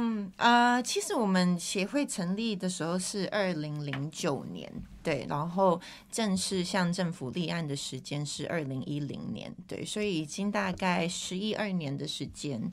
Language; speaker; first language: Chinese; early bilingual, heritage; Chinese